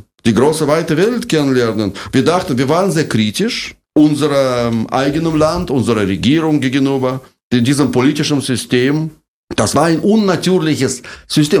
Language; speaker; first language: German; non-native, fluent; Russian